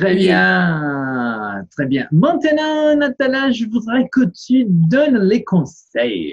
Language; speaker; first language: French; non-native, fluent; Portuguese